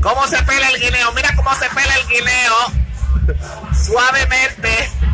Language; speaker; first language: Spanish; native; Spanish